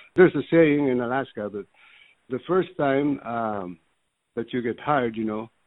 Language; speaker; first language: English; early bilingual, other home language; Filipino